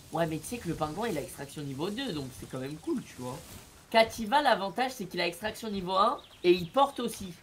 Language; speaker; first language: French; native; French